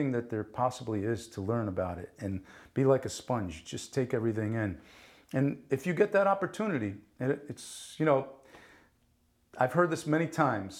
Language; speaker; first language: English; early bilingual, other home language; Italian